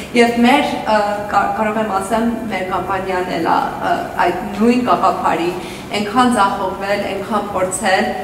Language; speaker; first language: Armenian; early bilingual, heritage; Armenian